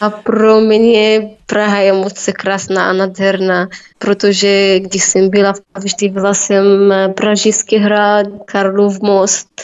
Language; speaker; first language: Czech; non-native, learner; Arabic